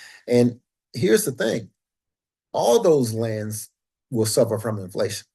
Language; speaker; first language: English; native; English